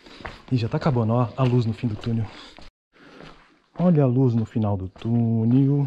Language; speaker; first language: Portuguese; native; Portuguese